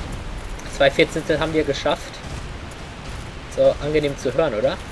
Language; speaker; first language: German; native; German